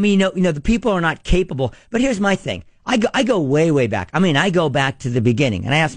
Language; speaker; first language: English; native; English